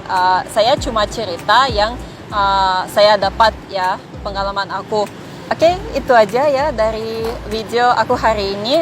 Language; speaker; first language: Indonesian; non-native, fluent; Russian